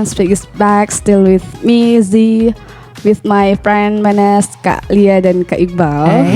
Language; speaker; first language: English; non-native, learner; Indonesian